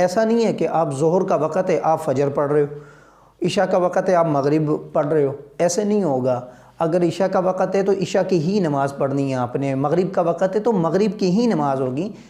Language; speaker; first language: Urdu; non-native, local second language; Punjabi